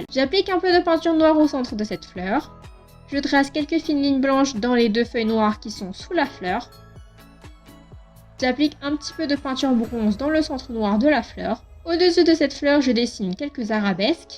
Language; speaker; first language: French; native; French